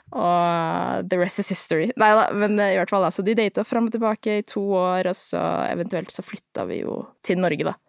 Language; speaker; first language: Norwegian; early bilingual, other home language; Filipino